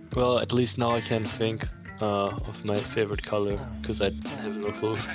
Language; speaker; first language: English; non-native, fluent; German